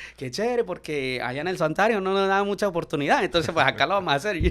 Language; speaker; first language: Spanish; early bilingual, heritage; Spanish